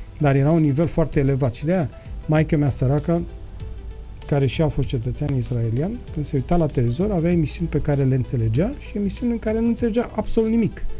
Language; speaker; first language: Romanian; native; Romanian